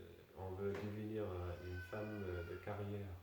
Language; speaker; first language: French; non-native, fluent; Danish